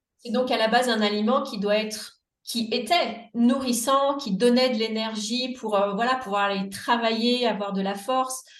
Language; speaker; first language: French; native; French